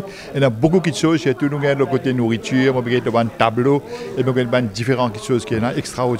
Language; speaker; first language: French; non-native, learner; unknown